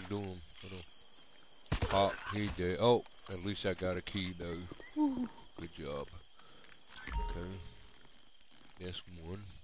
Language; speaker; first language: English; native; English